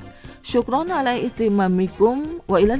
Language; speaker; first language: Arabic; non-native, fluent; Indonesian